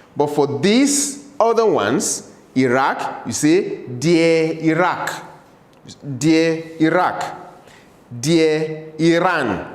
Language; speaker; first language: German; non-native, fluent; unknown